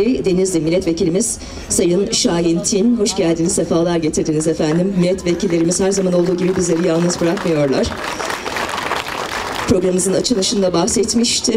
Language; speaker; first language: Turkish; native; Turkish